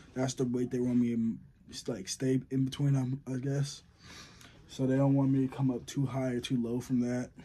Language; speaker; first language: English; native; English